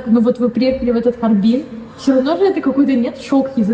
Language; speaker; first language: Russian; native; Russian